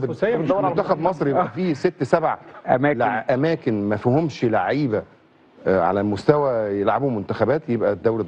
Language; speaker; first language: Arabic; native; Arabic